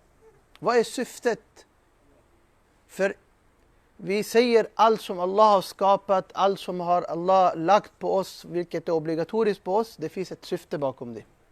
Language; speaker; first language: Swedish; non-native, fluent; Urdu